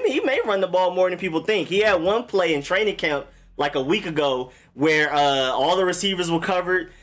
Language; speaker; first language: English; native; English